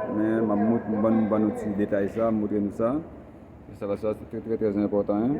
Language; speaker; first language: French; non-native, local second language; Haitian Creole